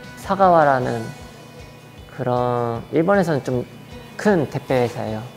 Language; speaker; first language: Korean; early bilingual, heritage; Japanese